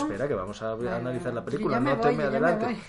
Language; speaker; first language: Spanish; native; Spanish